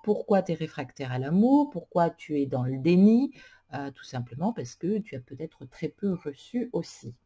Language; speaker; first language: French; native; French